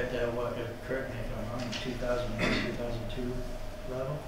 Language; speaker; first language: English; native; English